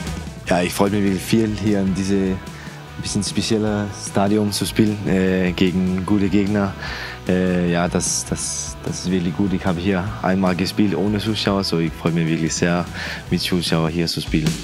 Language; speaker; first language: German; non-native, fluent; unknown